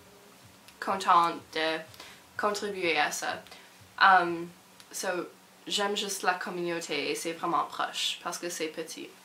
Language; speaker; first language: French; non-native, local second language; English